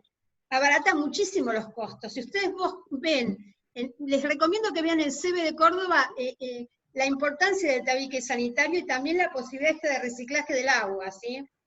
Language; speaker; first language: Spanish; native; Spanish